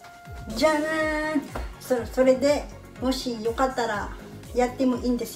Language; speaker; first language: Japanese; non-native, fluent; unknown